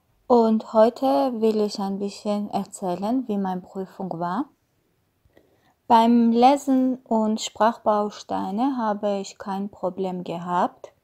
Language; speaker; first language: German; non-native, learner; Armenian